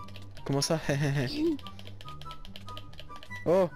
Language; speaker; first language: French; native; French